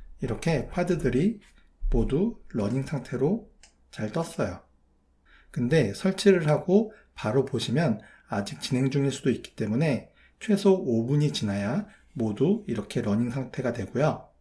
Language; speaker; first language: Korean; native; Korean